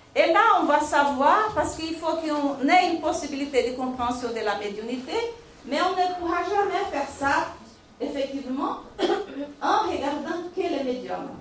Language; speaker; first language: French; non-native, fluent; Portuguese